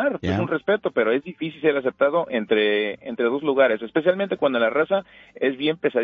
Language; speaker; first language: Spanish; early bilingual, heritage; Spanish